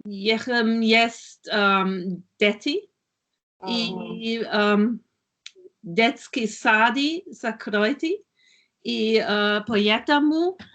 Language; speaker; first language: Russian; non-native, learner; German